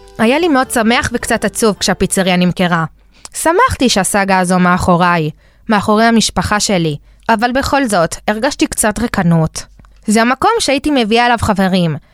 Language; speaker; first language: Hebrew; early bilingual, other home language; Spanish